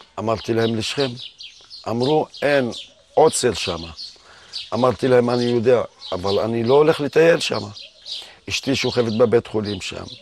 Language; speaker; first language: Hebrew; non-native, fluent; Arabic